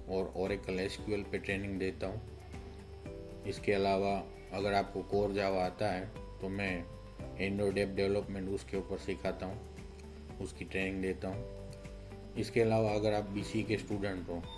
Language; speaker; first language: Hindi; non-native, local second language; Gujarati